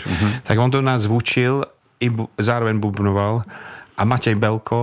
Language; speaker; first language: Czech; non-native, fluent; English